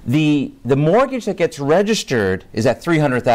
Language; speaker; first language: English; native; English